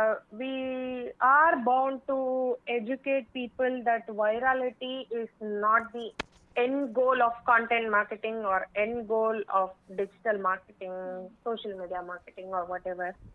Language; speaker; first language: English; non-native, local second language; Tamil